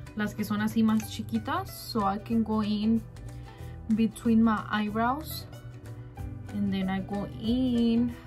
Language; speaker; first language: English; early bilingual, other home language; Spanish